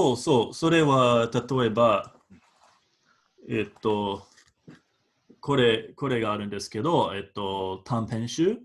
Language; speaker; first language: Japanese; non-native, fluent; English